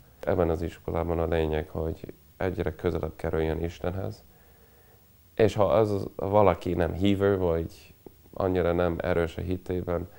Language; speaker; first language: Hungarian; non-native, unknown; English